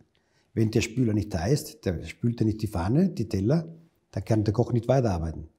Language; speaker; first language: German; non-native, fluent; Italian